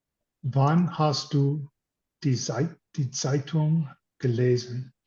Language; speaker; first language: German; non-native, learner; English